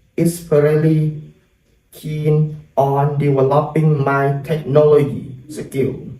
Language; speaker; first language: English; non-native, learner; Thai